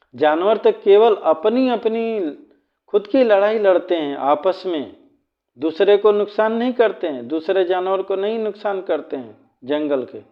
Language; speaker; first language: Hindi; native; Hindi